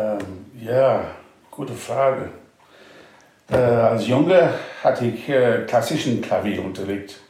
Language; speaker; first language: German; non-native, fluent; English